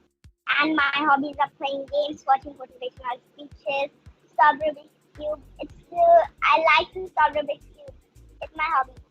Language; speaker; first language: English; non-native, learner; Hindi